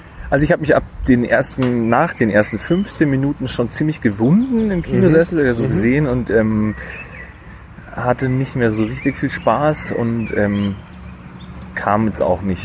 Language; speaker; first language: German; native; German